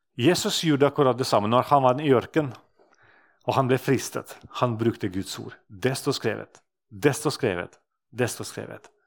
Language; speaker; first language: Norwegian; non-native, fluent; Russian